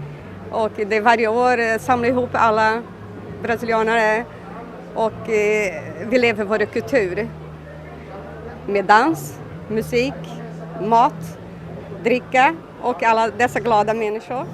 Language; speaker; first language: Swedish; non-native, fluent; Portuguese